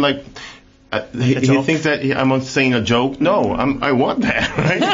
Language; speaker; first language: English; non-native, fluent; Portuguese